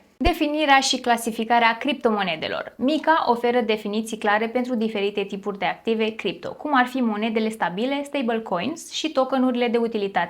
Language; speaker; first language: Romanian; native; Romanian